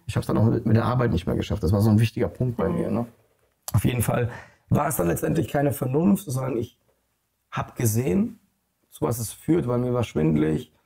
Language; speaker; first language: German; early bilingual, other home language; Polish